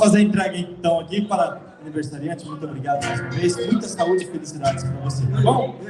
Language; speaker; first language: Portuguese; native; Portuguese